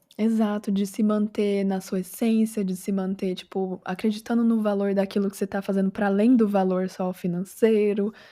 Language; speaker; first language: Portuguese; native; Portuguese